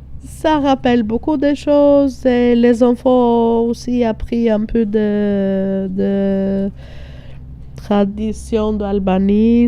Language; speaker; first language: French; non-native, learner; Albanian